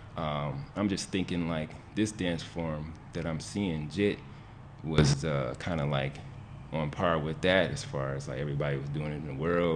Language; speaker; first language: English; native; English